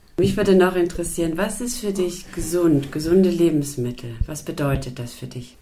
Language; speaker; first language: German; native; German